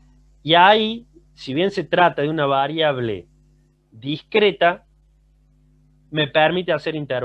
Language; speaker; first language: Spanish; native; Spanish